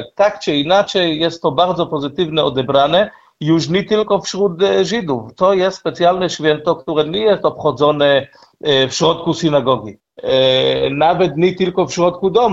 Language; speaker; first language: Polish; non-native, learner; Hebrew